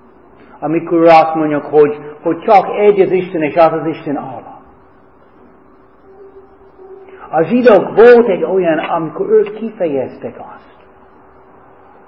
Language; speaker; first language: Hungarian; non-native, fluent; English